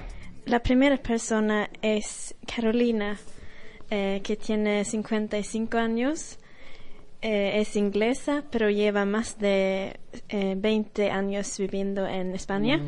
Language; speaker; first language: Spanish; non-native, fluent; Swedish